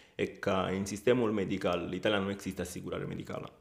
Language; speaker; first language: Romanian; non-native, fluent; Italian